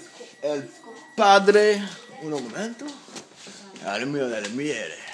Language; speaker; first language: Spanish; non-native, learner; French